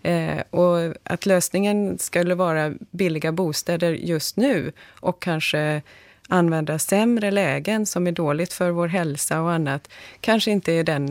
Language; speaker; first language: Swedish; native; Swedish